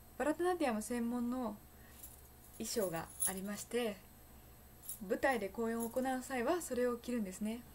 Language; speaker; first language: Japanese; native; Japanese